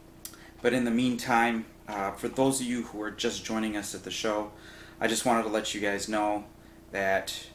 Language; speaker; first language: English; native; English